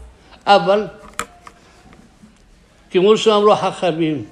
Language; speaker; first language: Hebrew; non-native, fluent; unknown